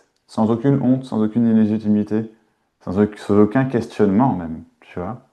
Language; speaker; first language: French; native; French